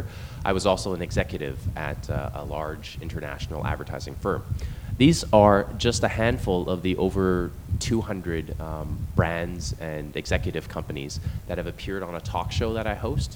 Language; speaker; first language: English; non-native, fluent; Chinese